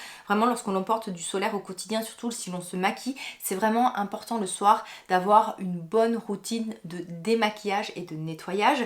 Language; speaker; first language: French; native; French